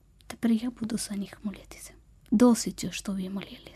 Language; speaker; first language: Ukrainian; non-native, learner; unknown